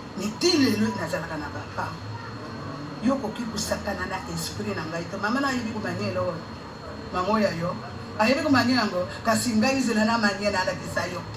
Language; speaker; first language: Lingala; non-native, local second language; Luba-Lulua